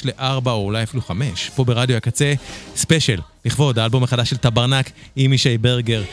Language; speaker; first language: Hebrew; native; Hebrew